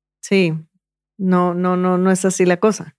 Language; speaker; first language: Spanish; native; Spanish